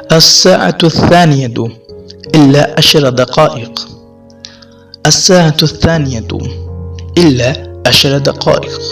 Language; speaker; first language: Arabic; non-native, fluent; Urdu